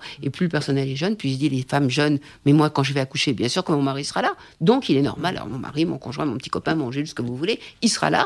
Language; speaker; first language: French; native; French